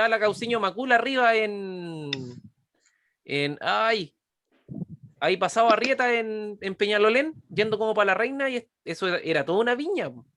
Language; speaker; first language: Spanish; native; Spanish